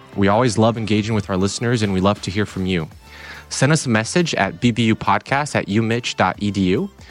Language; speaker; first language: English; non-native, fluent; Portuguese